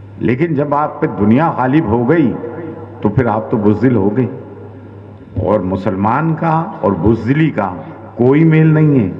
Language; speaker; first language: Urdu; native; Urdu